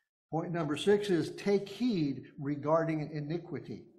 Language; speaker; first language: English; native; English